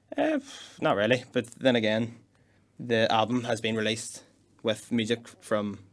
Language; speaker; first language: English; native; English